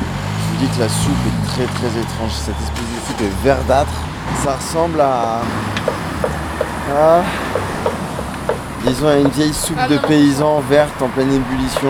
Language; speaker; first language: French; native; French